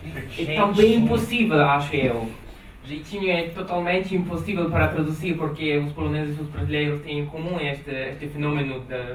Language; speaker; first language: Portuguese; non-native, learner; Polish